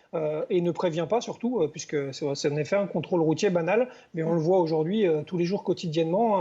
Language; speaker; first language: French; native; French